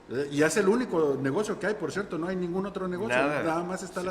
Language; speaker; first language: Spanish; native; Spanish